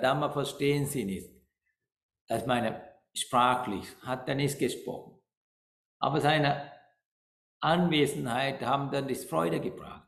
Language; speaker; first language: German; non-native, learner; Sinhala